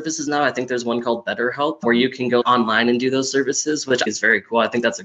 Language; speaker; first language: English; native; English